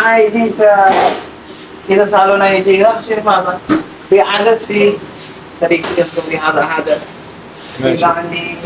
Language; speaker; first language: Arabic; non-native, learner; Malayalam